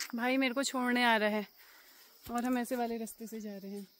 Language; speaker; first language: Hindi; native; Hindi